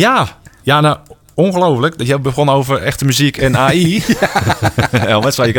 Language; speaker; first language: Dutch; native; Dutch